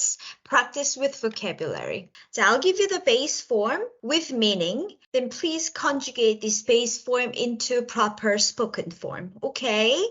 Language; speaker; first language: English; non-native, local second language; Korean